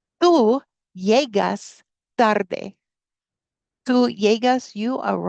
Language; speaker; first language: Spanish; non-native, fluent; English